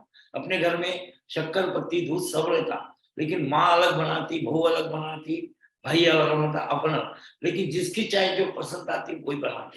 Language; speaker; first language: Hindi; non-native, local second language; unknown